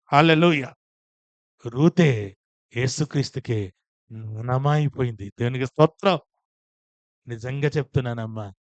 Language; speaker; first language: Telugu; non-native, fluent; Odia